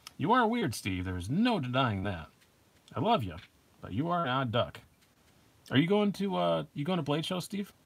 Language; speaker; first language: English; native; English